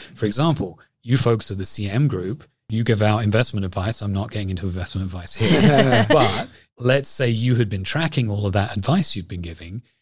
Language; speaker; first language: English; native; English